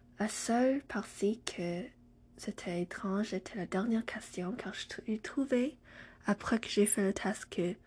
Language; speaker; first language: French; non-native, learner; English